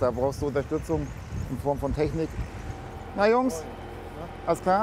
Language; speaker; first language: German; native; German